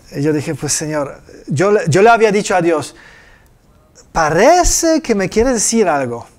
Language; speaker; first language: Spanish; non-native, fluent; Polish